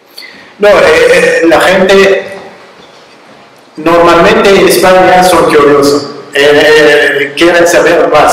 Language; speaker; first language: Spanish; non-native, learner; Arabic